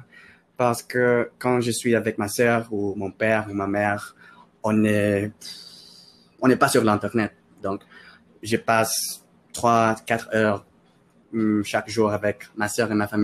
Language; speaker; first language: French; non-native, fluent; Filipino